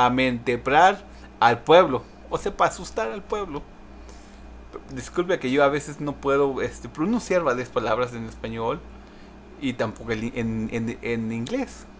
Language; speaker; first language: Spanish; early bilingual, heritage; Spanish